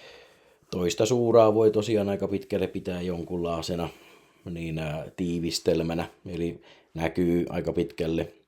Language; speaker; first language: Finnish; native; Finnish